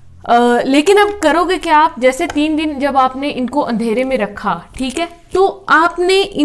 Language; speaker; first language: Hindi; native; Hindi